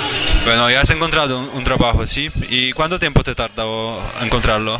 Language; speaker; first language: Spanish; native; Spanish